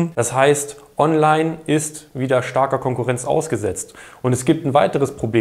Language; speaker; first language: German; native; German